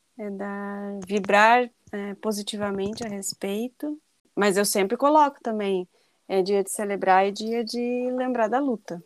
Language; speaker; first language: Portuguese; native; Portuguese